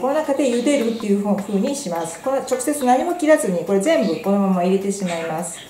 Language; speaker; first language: Japanese; native; Japanese